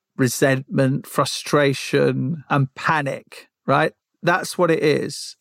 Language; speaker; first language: English; native; English